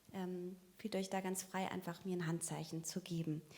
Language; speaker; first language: German; native; German